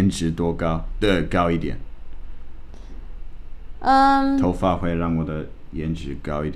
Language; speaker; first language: Chinese; non-native, fluent; English